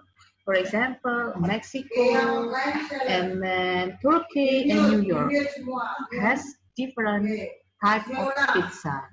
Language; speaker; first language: English; non-native, fluent; Indonesian